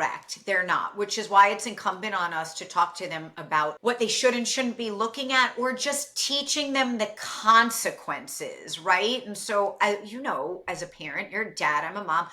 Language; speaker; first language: English; native; English